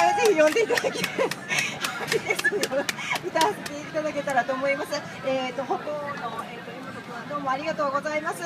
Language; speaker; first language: Japanese; native; Japanese